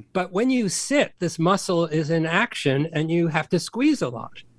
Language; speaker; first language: English; native; English